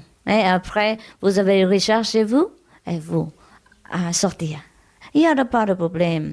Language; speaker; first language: French; non-native, learner; Vietnamese